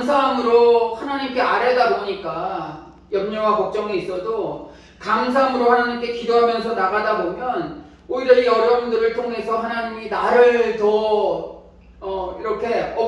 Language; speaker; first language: Korean; native; Korean